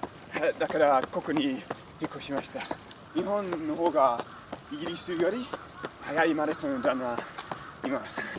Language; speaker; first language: Japanese; non-native, learner; English